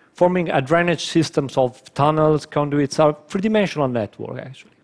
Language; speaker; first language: English; non-native, fluent; Italian